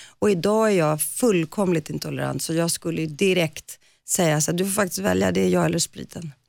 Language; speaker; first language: Swedish; early bilingual, other home language; Greek